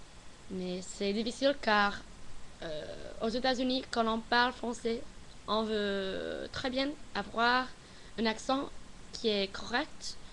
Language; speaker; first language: French; non-native, learner; English